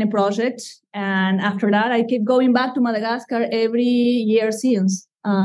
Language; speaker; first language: English; non-native, fluent; Spanish